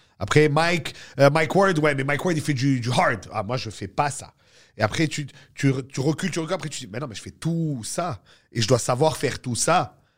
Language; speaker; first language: French; native; French